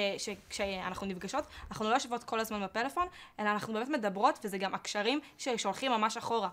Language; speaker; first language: Hebrew; native; Hebrew